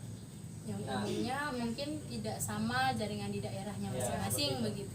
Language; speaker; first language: Indonesian; native; Indonesian